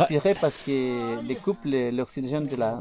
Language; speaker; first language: French; non-native, learner; Spanish